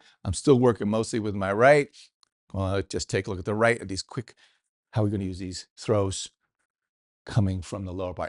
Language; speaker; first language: English; native; English